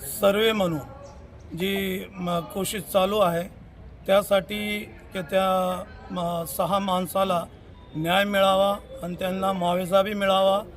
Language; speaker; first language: Marathi; non-native, local second language; Urdu